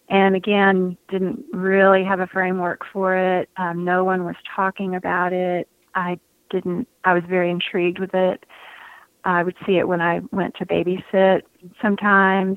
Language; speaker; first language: English; native; English